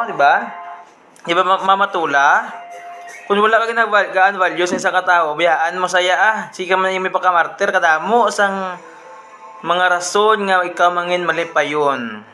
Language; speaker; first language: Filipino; non-native, local second language; Hiligaynon